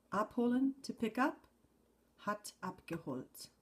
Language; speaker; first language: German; non-native, fluent; English